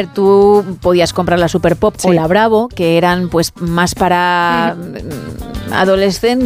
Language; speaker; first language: Spanish; native; Spanish